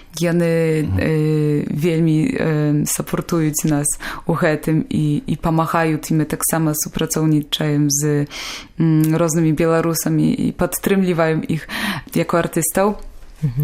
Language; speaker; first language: Belarusian; non-native, local second language; Polish